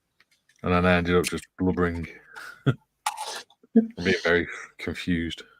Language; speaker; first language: English; native; English